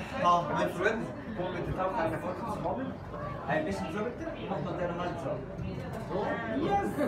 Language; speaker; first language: German; non-native, learner; Arabic